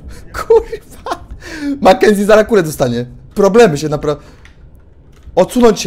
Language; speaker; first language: Polish; native; Polish